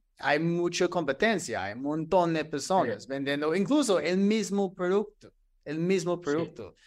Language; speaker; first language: Spanish; non-native, fluent; English